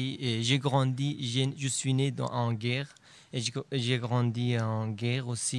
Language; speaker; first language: French; non-native, learner; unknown